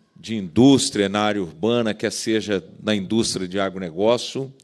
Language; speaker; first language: Portuguese; native; Portuguese